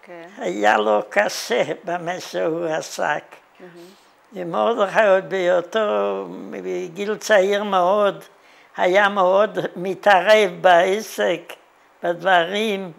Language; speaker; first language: Hebrew; non-native, fluent; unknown